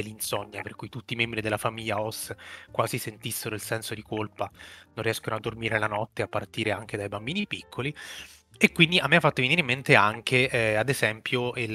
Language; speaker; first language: Italian; native; Italian